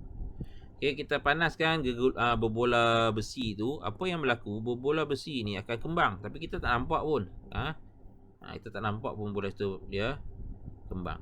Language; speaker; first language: Malay; native; Malay